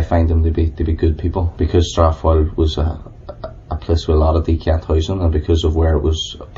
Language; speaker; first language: English; native; English